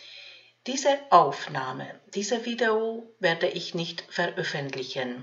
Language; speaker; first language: German; non-native, fluent; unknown